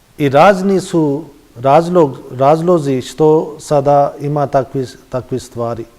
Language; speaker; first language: Bosnian; non-native, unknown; Urdu